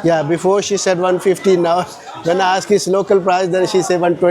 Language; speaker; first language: English; non-native, learner; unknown